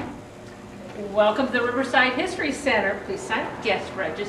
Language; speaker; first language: English; native; English